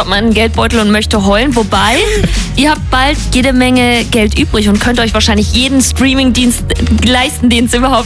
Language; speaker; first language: German; native; German